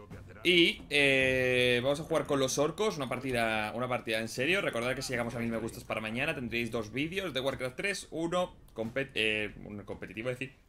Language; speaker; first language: Spanish; native; Spanish